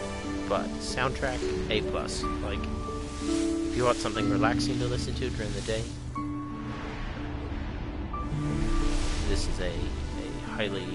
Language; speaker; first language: English; native; English